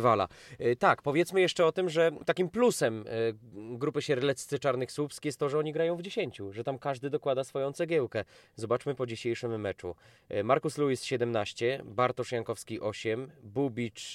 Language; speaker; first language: Polish; native; Polish